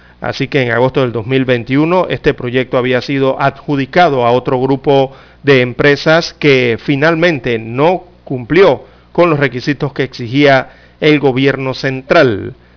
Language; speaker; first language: Spanish; native; Spanish